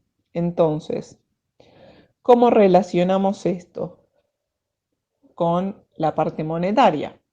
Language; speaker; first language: Spanish; native; Spanish